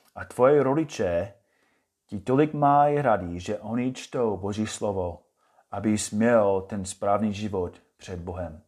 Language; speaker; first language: Czech; non-native, fluent; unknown